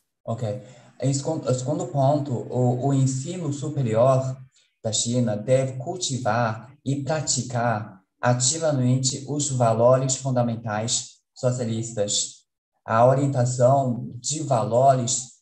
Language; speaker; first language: Portuguese; non-native, fluent; Chinese